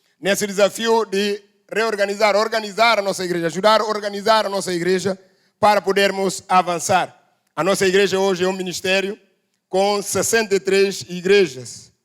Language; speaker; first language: Portuguese; non-native, local second language; Upper Guinea Crioulo